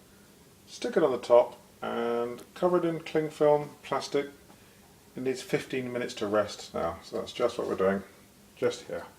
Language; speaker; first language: English; native; English